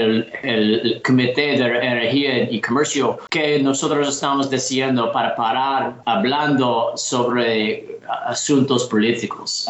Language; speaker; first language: Spanish; non-native, learner; English